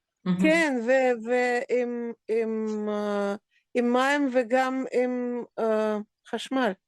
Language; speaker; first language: Hebrew; non-native, learner; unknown